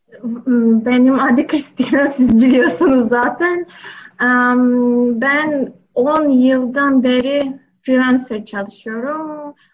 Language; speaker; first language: Turkish; non-native, learner; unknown